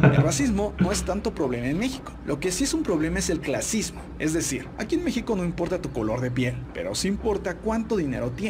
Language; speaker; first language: Spanish; native; Spanish